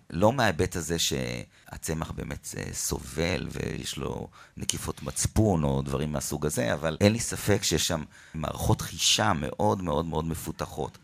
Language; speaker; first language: Hebrew; native; Hebrew